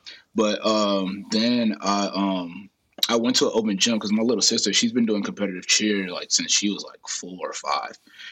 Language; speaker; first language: English; native; English